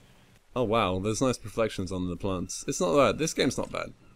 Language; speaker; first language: English; native; English